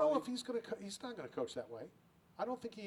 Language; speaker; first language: English; native; English